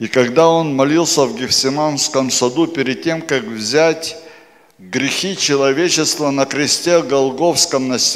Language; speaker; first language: Polish; non-native, learner; Russian